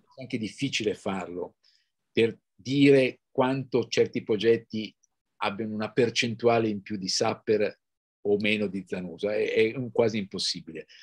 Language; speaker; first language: Italian; native; Italian